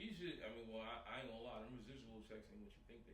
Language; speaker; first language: English; native; English